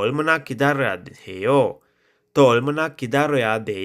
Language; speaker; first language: Korean; non-native, fluent; Sinhala